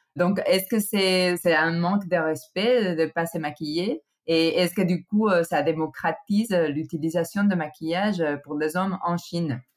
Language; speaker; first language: French; non-native, fluent; Spanish